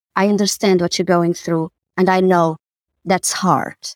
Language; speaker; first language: English; non-native, fluent; Portuguese